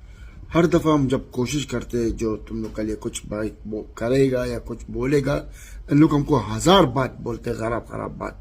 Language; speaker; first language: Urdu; non-native, learner; Arabic